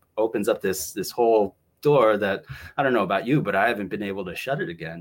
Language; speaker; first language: English; native; English